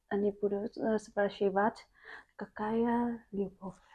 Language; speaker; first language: Russian; non-native, learner; Vietnamese